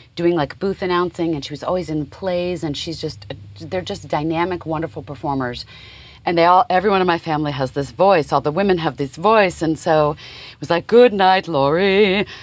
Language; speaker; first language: English; native; English